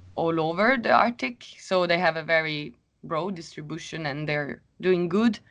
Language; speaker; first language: English; non-native, fluent; Italian